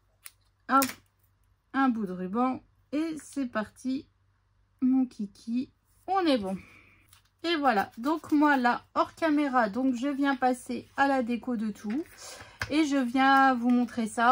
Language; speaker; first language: French; native; French